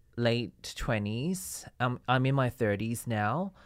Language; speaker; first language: English; non-native, local second language; Cantonese